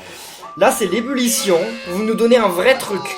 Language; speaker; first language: French; native; French